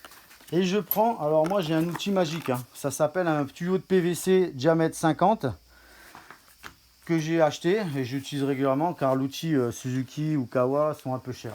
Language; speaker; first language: French; native; French